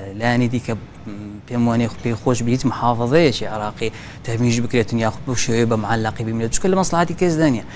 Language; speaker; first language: Central Kurdish; non-native, local second language; Azerbaijani